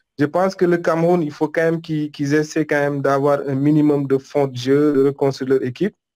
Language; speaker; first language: French; non-native, local second language; Wolof